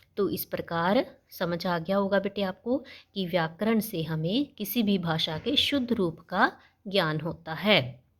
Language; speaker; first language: Hindi; non-native, local second language; Punjabi